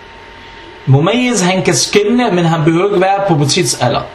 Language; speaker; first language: Danish; non-native, fluent; Arabic